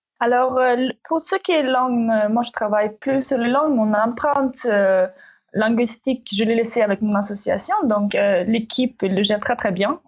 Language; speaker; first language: French; non-native, fluent; Russian